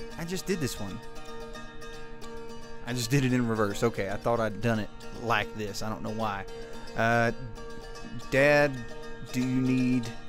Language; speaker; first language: English; native; English